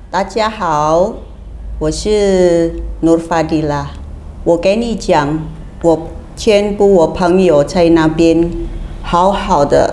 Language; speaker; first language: Chinese; non-native, learner; Indonesian